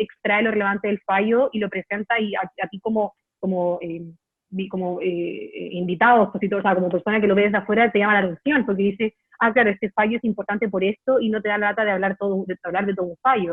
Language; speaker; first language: Spanish; native; Spanish